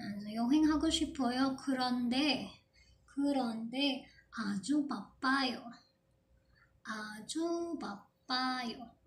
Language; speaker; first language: Korean; non-native, fluent; Filipino